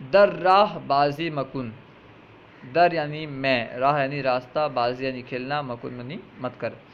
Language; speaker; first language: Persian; non-native, fluent; Urdu